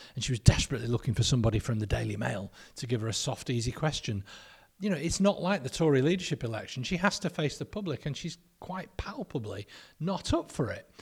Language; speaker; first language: English; native; English